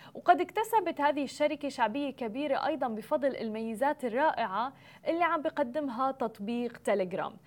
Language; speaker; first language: Arabic; native; Arabic